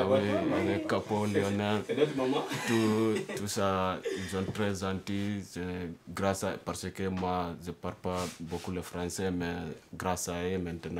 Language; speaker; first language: French; non-native, learner; Fula